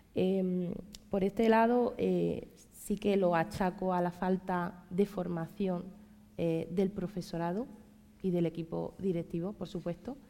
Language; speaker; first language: Spanish; native; Spanish